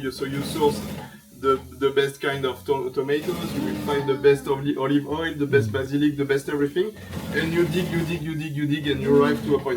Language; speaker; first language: English; non-native, fluent; French